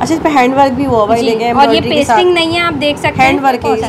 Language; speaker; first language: Urdu; native; Urdu